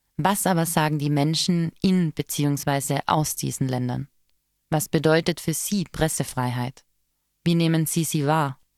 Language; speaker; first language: German; native; German